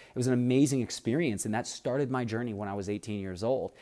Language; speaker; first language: English; native; English